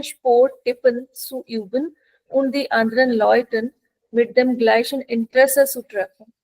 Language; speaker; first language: German; non-native, learner; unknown